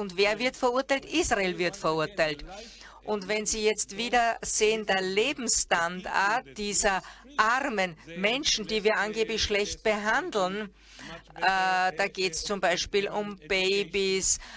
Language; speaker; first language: German; non-native, fluent; Hebrew